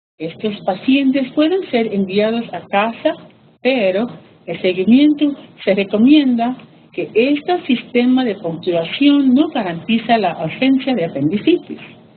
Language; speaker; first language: Spanish; early bilingual, heritage; Spanish